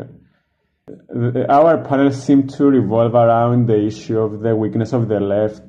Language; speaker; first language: English; non-native, fluent; Greek